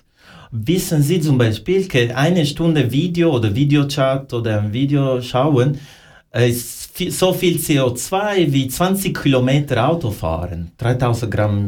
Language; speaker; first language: German; non-native, fluent; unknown